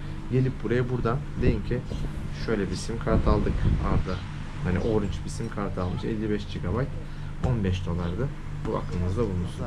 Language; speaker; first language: Turkish; native; Turkish